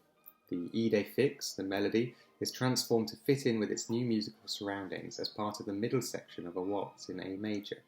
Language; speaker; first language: English; native; English